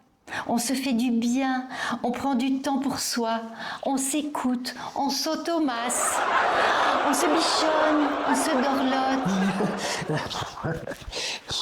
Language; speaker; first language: French; native; French